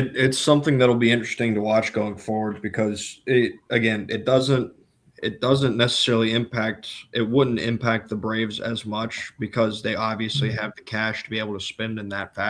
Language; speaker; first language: English; native; English